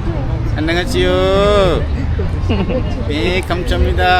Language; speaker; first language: Korean; non-native, learner; English